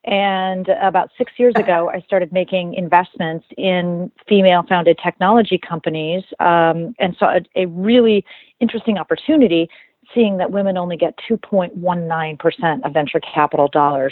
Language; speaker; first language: English; native; English